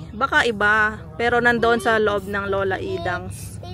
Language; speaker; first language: Filipino; native; Filipino